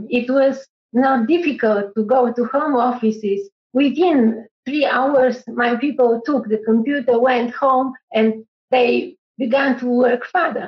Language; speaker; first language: English; non-native, fluent; Bulgarian